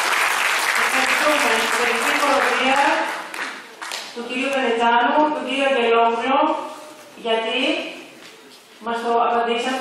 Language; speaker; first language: Greek; native; Greek